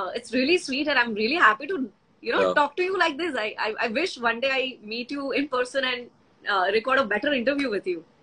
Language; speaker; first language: Hindi; non-native, local second language; Gujarati